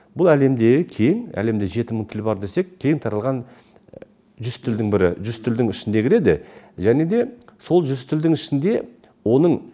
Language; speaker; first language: Kazakh; native; Kazakh